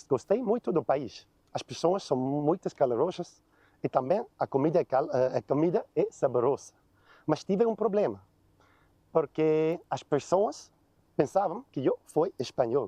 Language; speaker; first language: Portuguese; non-native, learner; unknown